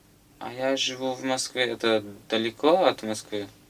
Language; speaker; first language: Russian; non-native, local second language; Tajik